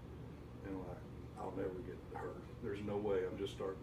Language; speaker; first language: English; native; English